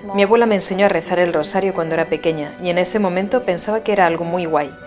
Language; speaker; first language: Spanish; non-native, fluent; German